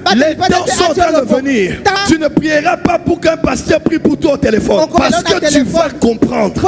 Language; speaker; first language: French; non-native, local second language; Lingala